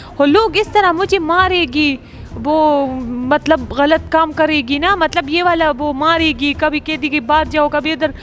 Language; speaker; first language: Urdu; non-native, local second language; Pashto